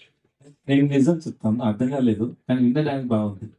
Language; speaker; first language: Telugu; non-native, learner; Tamil